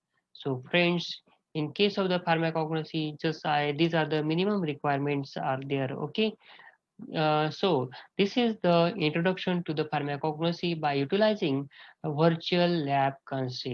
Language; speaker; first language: English; non-native, local second language; Marathi